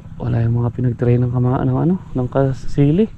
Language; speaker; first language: Filipino; native; Filipino